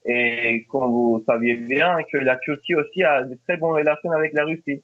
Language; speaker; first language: French; non-native, fluent; Turkish